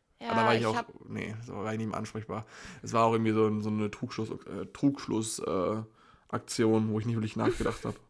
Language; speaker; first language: German; native; German